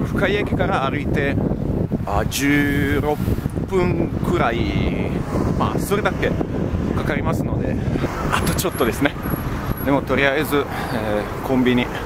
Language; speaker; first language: Japanese; non-native, fluent; Italian